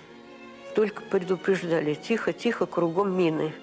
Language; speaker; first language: Russian; native; Russian